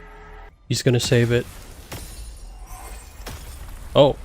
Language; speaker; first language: English; native; English